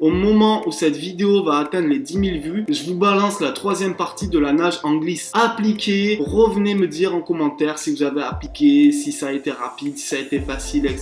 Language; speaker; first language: French; native; French